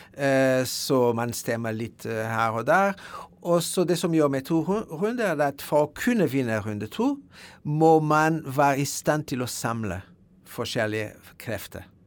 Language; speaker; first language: Norwegian; non-native, fluent; French